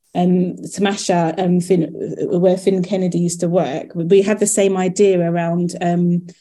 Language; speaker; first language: English; native; English